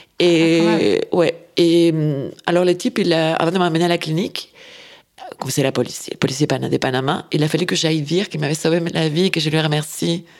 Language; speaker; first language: French; non-native, fluent; Spanish